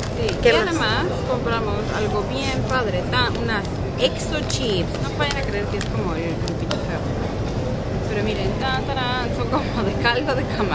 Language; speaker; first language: Spanish; native; Spanish